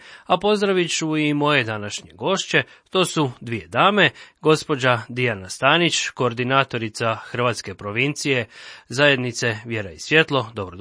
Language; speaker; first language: Serbian; native; Serbian